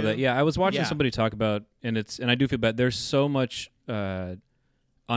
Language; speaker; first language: English; native; English